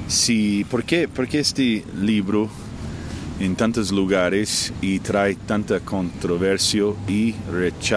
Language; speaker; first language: Spanish; non-native, fluent; English